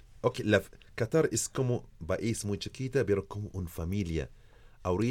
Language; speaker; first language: Spanish; non-native, learner; Arabic